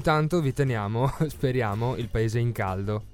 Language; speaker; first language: Italian; native; Italian